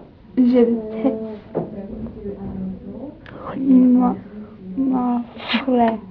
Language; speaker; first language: French; non-native, learner; English